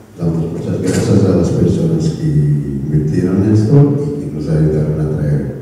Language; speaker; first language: Spanish; non-native, learner; Korean